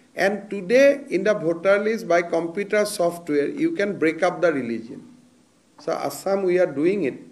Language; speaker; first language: English; non-native, local second language; Assamese